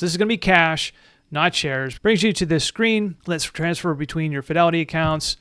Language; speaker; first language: English; native; English